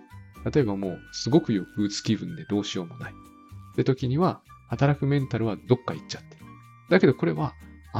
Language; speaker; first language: Japanese; native; Japanese